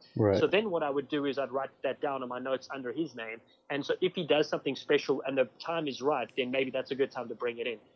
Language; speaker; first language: English; native; English